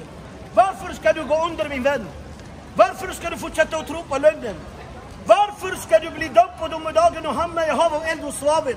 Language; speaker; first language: Swedish; non-native, fluent; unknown